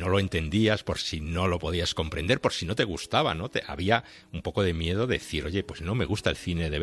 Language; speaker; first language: Spanish; native; Spanish